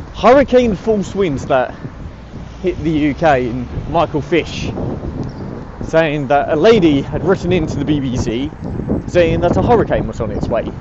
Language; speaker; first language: English; native; English